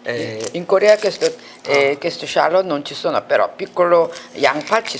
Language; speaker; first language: Italian; non-native, fluent; Korean